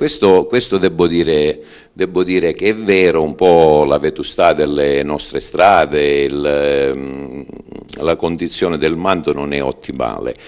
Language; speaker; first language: Italian; native; Italian